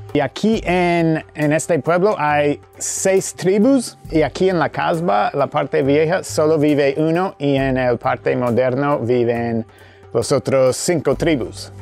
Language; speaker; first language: Spanish; non-native, fluent; English